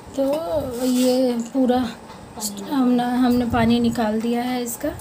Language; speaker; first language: Hindi; non-native, local second language; Bangla